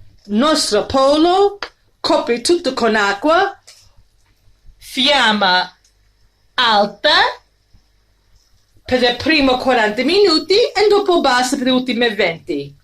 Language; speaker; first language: Italian; non-native, learner; English